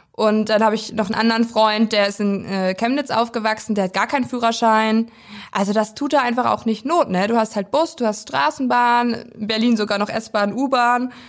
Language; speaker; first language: German; native; German